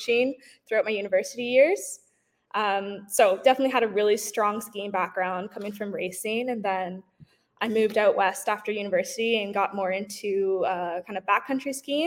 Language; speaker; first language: English; native; English